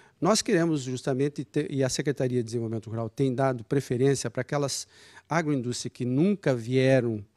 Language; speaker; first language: Portuguese; native; Portuguese